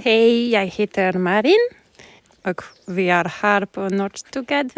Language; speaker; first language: Swedish; non-native, learner; French